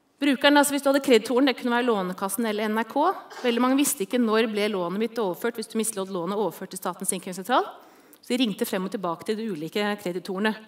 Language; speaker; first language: Norwegian; native; Norwegian